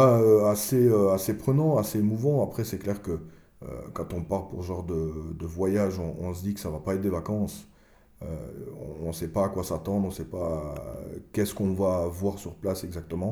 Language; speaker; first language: French; early bilingual, other home language; Albanian